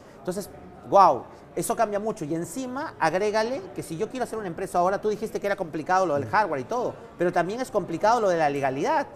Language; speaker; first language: Spanish; native; Spanish